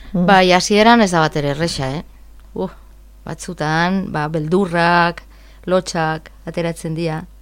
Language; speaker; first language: Basque; non-native, learner; Galician